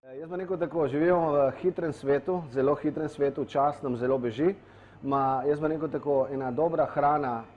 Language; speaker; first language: Slovenian; native; Slovenian